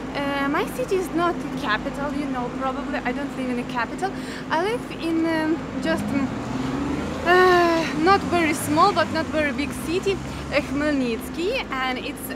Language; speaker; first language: English; non-native, fluent; Ukrainian